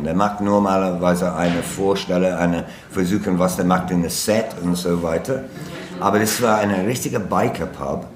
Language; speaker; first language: German; non-native, learner; English